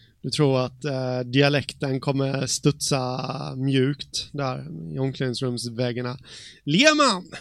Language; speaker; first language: Swedish; native; Swedish